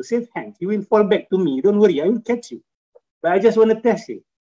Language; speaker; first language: English; non-native, local second language; Malay